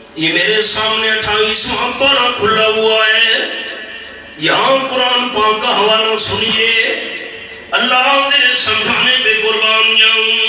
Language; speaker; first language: Urdu; non-native, local second language; Pashto